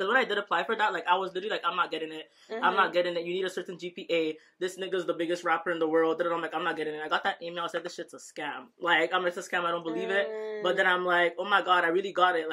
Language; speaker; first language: English; native; English